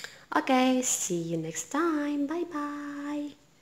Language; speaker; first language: English; non-native, learner; Indonesian